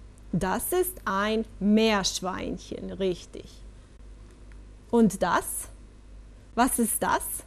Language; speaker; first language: German; non-native, fluent; Bosnian